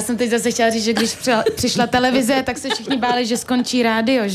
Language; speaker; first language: Czech; native; Czech